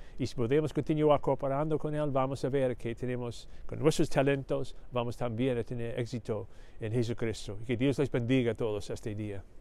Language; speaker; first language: Spanish; non-native, learner; English